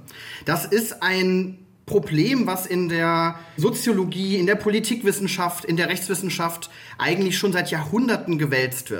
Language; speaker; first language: German; native; German